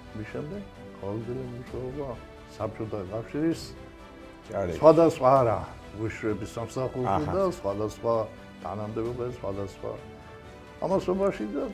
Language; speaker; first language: Georgian; native; Georgian